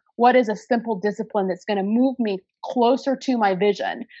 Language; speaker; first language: English; native; English